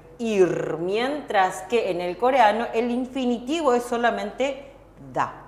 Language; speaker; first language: Spanish; non-native, fluent; Korean